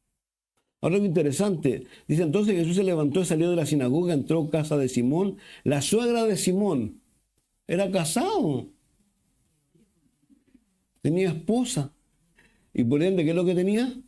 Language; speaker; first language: Spanish; native; Spanish